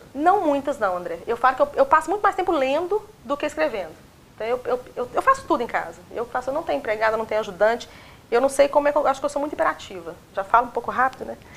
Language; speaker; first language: Portuguese; native; Portuguese